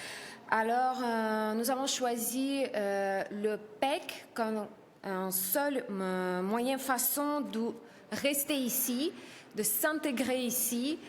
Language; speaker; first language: French; non-native, learner; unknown